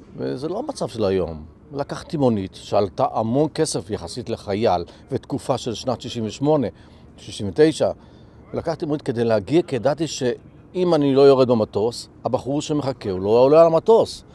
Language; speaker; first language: Hebrew; native; Hebrew